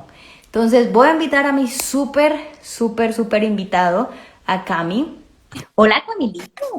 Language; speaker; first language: Spanish; native; Spanish